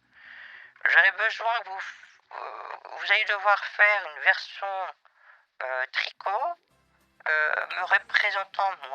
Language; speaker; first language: French; native; French